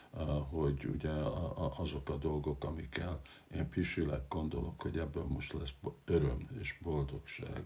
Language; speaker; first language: Hungarian; non-native, fluent; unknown